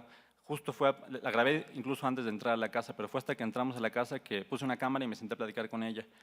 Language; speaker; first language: Spanish; native; Spanish